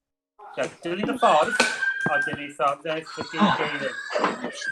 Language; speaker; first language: Welsh; native; Welsh